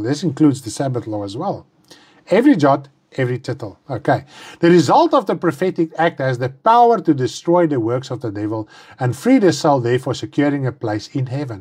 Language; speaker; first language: English; non-native, local second language; Afrikaans